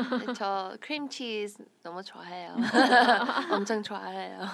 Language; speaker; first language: Korean; early bilingual, heritage; Korean